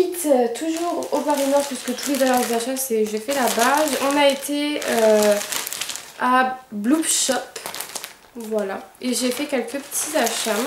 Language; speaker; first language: French; native; French